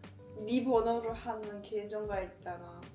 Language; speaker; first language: Korean; non-native, fluent; Chinese